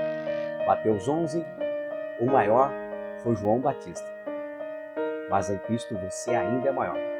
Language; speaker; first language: Portuguese; native; Portuguese